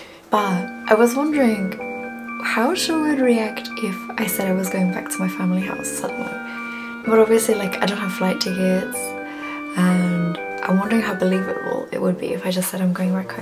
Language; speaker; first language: English; native; English